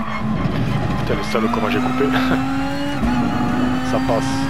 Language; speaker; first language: French; native; French